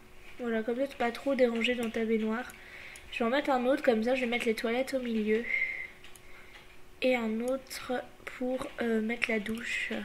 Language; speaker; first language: French; native; French